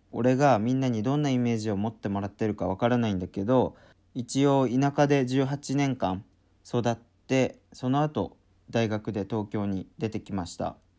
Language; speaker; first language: Japanese; native; Japanese